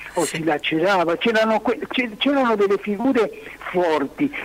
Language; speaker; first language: Italian; non-native, fluent; Spanish